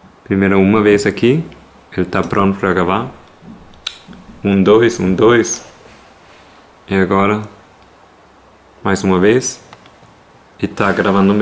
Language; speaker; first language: Portuguese; non-native, fluent; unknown